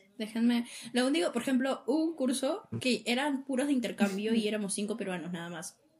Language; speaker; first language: Spanish; native; Spanish